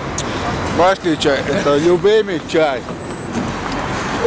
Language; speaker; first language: Russian; non-native, learner; Latvian